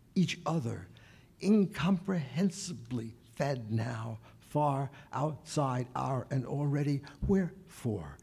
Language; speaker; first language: English; native; English